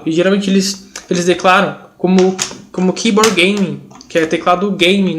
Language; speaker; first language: Portuguese; native; Portuguese